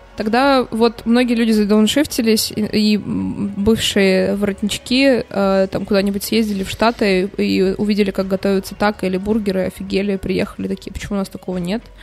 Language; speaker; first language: Russian; native; Russian